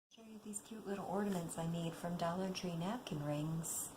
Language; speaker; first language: English; native; English